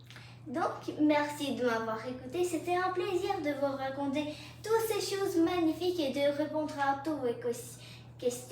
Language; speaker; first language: French; non-native, learner; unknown